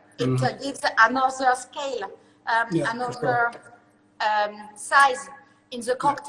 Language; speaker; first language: English; non-native, learner; French